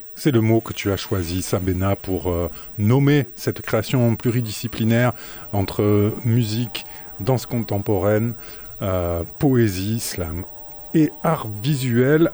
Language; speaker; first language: French; native; French